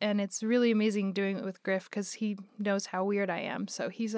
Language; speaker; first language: English; native; English